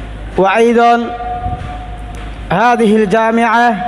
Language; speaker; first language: Arabic; non-native, learner; Rohingya